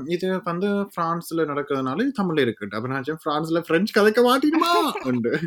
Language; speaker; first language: Tamil; early bilingual, heritage; Tamil